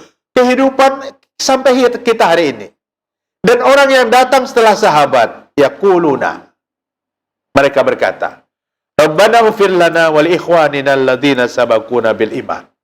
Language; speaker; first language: Indonesian; non-native, local second language; Banjar